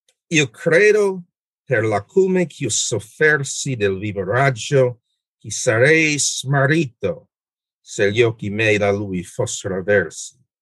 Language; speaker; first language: Italian; non-native, fluent; English